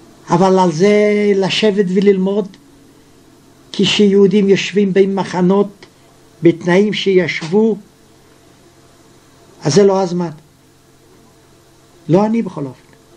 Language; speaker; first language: Hebrew; non-native, fluent; Yiddish